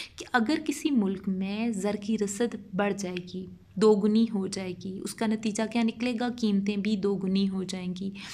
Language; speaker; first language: Urdu; non-native, local second language; Punjabi